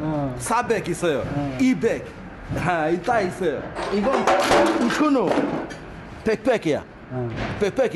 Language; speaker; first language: Korean; non-native, learner; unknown